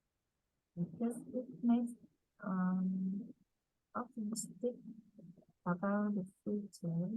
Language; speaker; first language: English; non-native, learner; Vietnamese